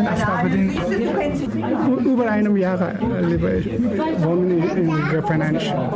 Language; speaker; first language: German; non-native, learner; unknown